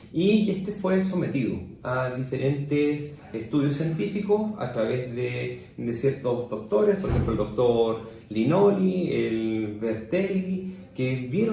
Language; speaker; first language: Spanish; native; Spanish